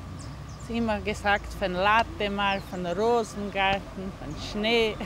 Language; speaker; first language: German; early bilingual, heritage; German